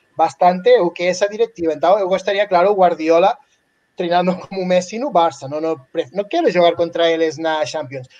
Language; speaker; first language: Portuguese; non-native, learner; Spanish